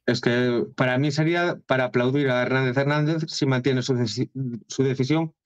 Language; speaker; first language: Spanish; non-native, local second language; Galician